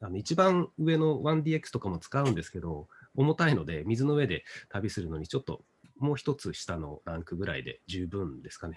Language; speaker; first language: Japanese; native; Japanese